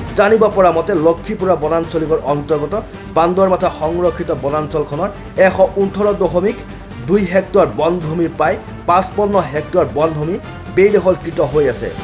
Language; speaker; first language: Assamese; native; Assamese